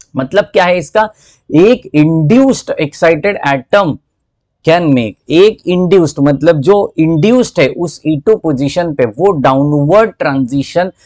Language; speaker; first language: Hindi; native; Hindi